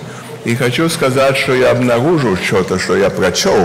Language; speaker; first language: Russian; early bilingual, heritage; Russian